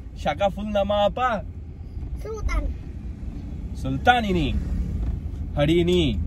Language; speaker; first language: Indonesian; non-native, learner; Urdu